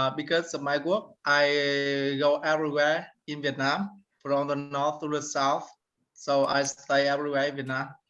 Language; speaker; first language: English; non-native, learner; Vietnamese